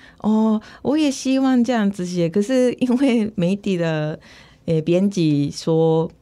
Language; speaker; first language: Chinese; non-native, fluent; Japanese